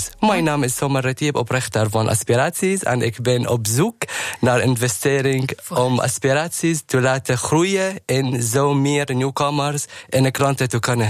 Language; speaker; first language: Dutch; non-native, learner; Arabic